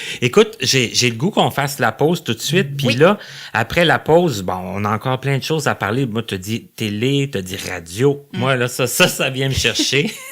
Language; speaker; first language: French; native; French